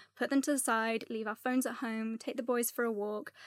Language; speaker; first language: English; native; English